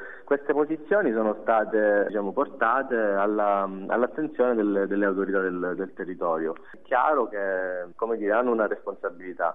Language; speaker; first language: Italian; native; Italian